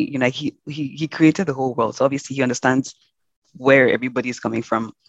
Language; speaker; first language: English; non-native, local second language; Yoruba